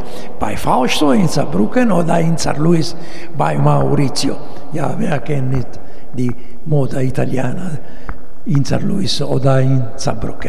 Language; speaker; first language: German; non-native, learner; Italian